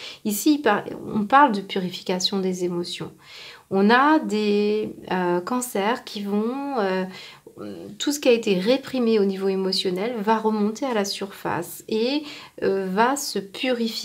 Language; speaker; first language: French; native; French